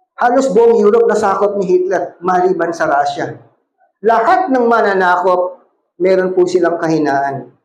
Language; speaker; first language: Filipino; non-native, local second language; Cebuano